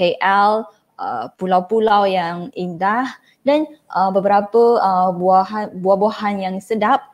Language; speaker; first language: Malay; non-native, fluent; Chinese